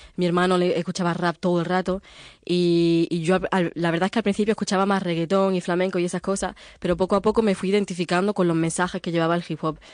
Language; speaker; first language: Spanish; early bilingual, other home language; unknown